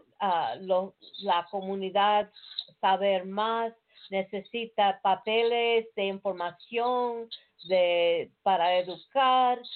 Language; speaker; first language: Spanish; non-native, learner; English